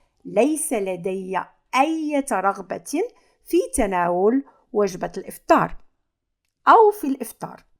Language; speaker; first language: Arabic; native; Arabic